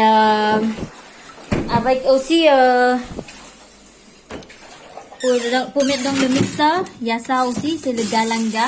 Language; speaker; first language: French; non-native, local second language; Khmer